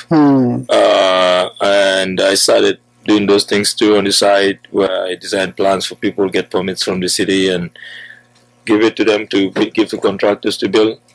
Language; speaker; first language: English; non-native, local second language; Wolof